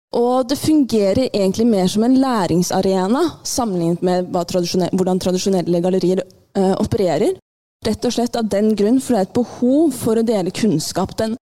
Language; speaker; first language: Norwegian; early bilingual, other home language; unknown